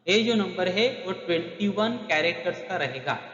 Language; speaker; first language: Hindi; non-native, local second language; Marathi